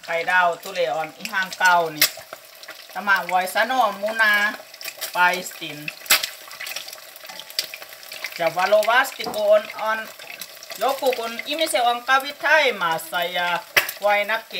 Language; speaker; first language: Finnish; non-native, learner; Thai